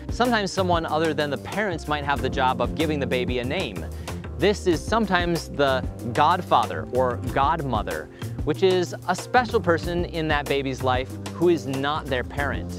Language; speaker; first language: English; native; English